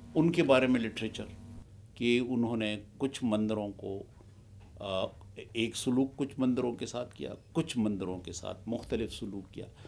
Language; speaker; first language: Urdu; non-native, local second language; Pashto